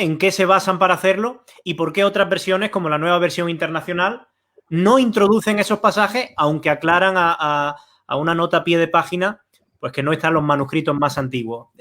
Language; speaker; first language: Spanish; native; Spanish